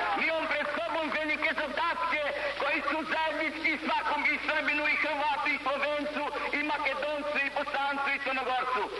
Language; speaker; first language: Croatian; native; Croatian